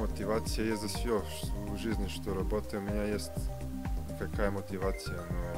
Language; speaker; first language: Russian; non-native, learner; Serbian